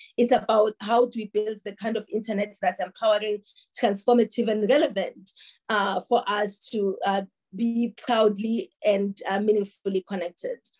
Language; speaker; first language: English; non-native, local second language; Tsonga